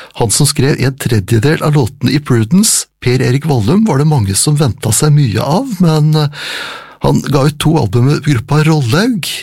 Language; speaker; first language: Norwegian; native; Norwegian